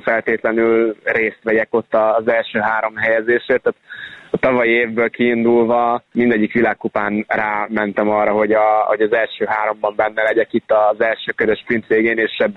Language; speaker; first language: Hungarian; native; Hungarian